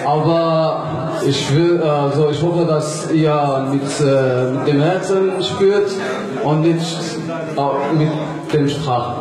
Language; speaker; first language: German; non-native, learner; Arabic